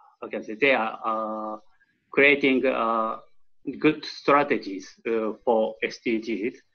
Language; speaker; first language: English; non-native, learner; Japanese